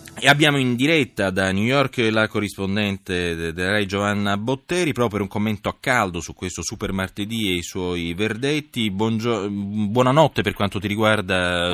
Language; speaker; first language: Italian; native; Italian